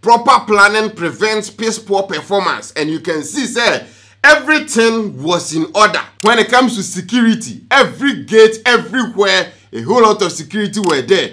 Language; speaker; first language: English; non-native, local second language; Akan